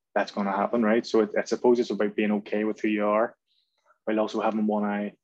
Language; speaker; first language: English; native; English